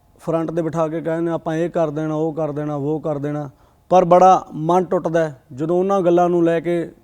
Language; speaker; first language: Punjabi; native; Punjabi